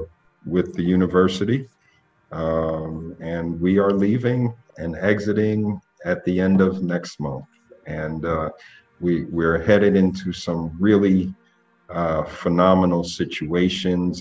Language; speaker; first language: English; native; English